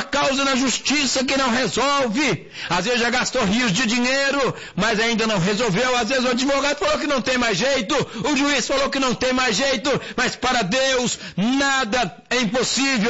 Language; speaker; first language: Portuguese; native; Portuguese